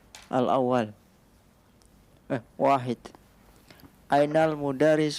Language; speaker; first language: Arabic; non-native, learner; Indonesian